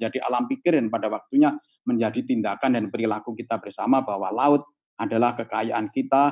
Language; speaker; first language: Indonesian; native; Indonesian